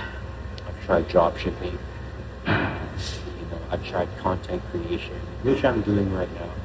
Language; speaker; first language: English; native; English